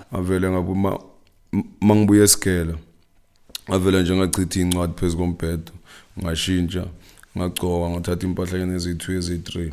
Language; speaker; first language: Zulu; non-native, local second language; Northern Sotho